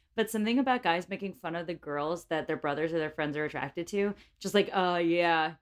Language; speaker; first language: English; native; English